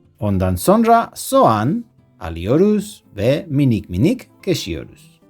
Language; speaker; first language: Turkish; non-native, learner; Spanish